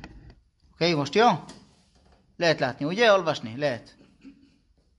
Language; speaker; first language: Hungarian; non-native, learner; Hebrew